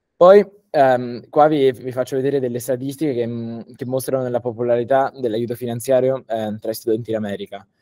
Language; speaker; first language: Italian; early bilingual, heritage; Italian